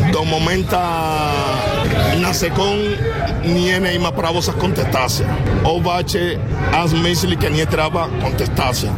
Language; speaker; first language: Bulgarian; non-native, learner; Spanish